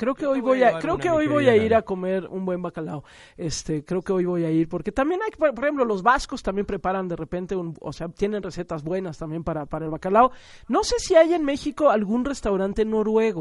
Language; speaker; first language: Spanish; native; Spanish